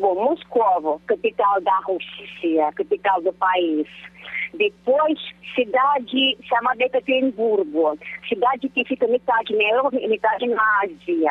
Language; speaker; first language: Portuguese; non-native, fluent; Russian